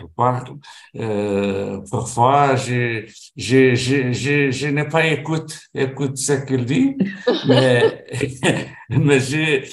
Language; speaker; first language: French; non-native, fluent; Portuguese